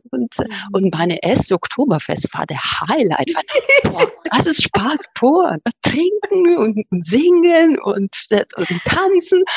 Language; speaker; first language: German; non-native, fluent; Italian